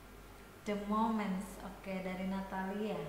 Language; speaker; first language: English; non-native, learner; Indonesian